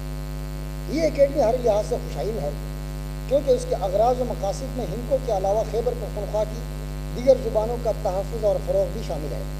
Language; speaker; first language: Urdu; non-native, local second language; Northern Hindko